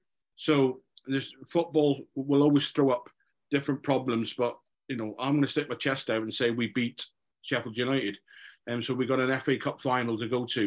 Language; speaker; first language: English; native; English